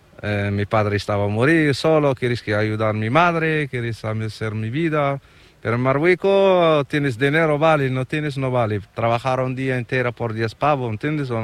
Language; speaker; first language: Spanish; non-native, learner; Arabic